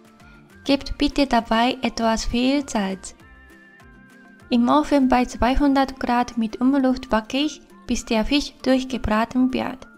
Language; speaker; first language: German; non-native, fluent; Japanese